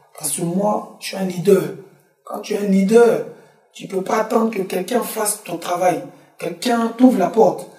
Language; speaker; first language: French; early bilingual, other home language; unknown